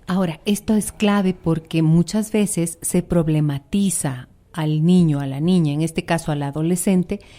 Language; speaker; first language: Spanish; native; Spanish